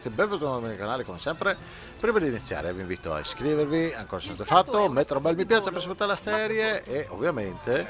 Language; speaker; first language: Italian; native; Italian